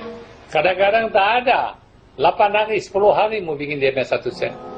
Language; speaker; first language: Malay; non-native, local second language; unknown